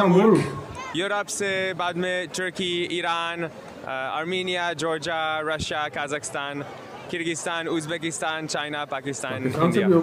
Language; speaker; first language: Hindi; non-native, learner; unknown